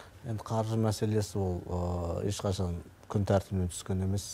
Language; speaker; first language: Kazakh; native; Kazakh